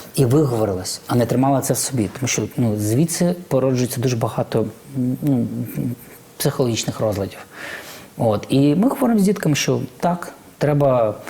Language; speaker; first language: Ukrainian; non-native, local second language; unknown